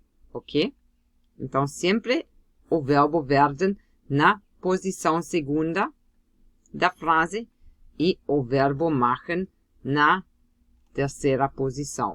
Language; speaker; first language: Portuguese; non-native, fluent; German